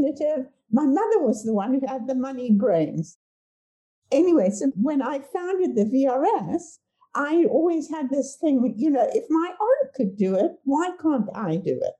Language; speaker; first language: English; native; English